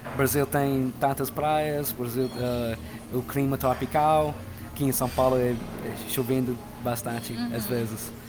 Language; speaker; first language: Portuguese; non-native, fluent; English